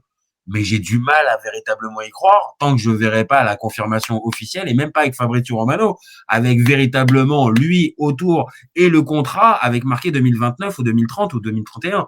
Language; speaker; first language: French; native; French